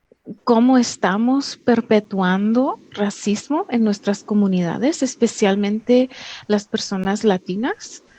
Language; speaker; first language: Spanish; early bilingual, heritage; English